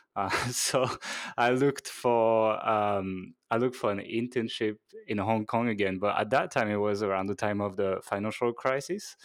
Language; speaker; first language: English; non-native, fluent; French